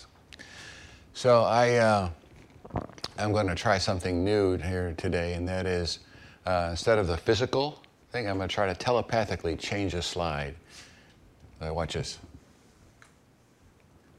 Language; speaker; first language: English; native; English